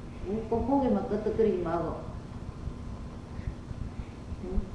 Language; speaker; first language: Korean; native; Korean